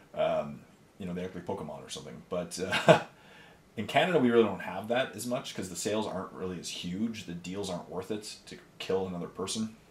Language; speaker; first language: English; native; English